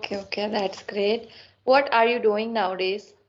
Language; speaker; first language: English; non-native, learner; Assamese